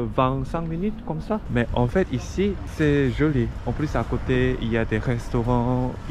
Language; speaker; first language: French; non-native, fluent; Korean